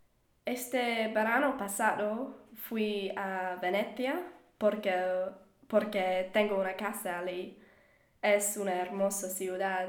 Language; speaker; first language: Spanish; non-native, learner; English